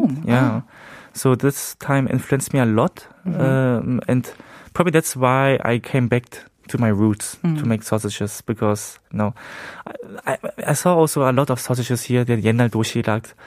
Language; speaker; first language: English; early bilingual, heritage; Korean